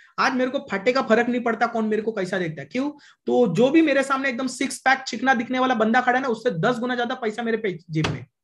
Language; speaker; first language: Hindi; non-native, local second language; Marathi